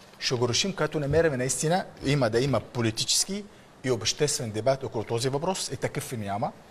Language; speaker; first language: Bulgarian; non-native, fluent; Arabic